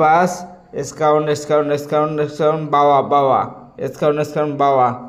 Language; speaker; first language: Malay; non-native, learner; Bangla